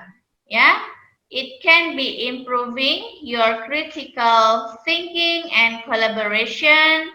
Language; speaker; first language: English; non-native, fluent; Indonesian